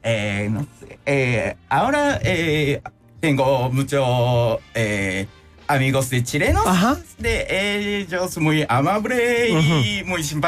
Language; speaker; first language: Spanish; non-native, learner; Japanese